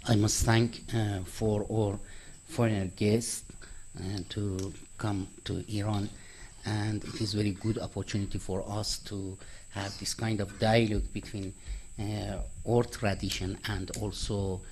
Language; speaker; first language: English; non-native, fluent; Persian